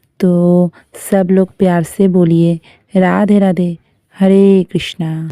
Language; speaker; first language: Hindi; non-native, local second language; Bangla